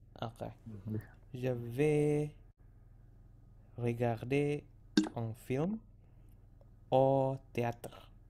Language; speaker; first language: French; non-native, learner; Indonesian